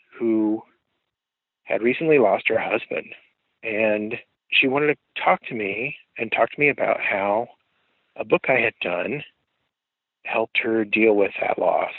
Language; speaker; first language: English; native; English